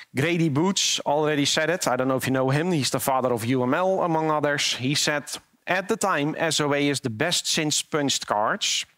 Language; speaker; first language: English; non-native, fluent; Dutch